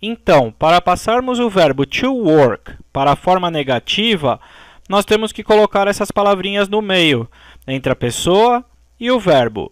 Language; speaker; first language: Portuguese; native; Portuguese